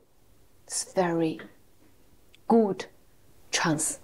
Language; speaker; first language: English; non-native, learner; Chinese